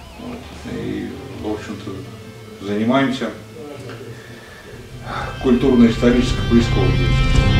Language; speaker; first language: Russian; native; Russian